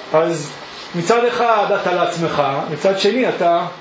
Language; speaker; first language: Hebrew; early bilingual, other home language; English